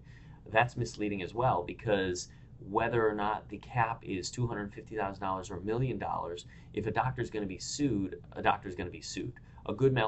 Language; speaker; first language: English; native; English